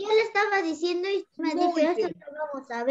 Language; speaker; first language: Spanish; native; Spanish